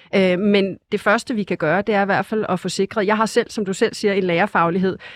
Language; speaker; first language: Danish; native; Danish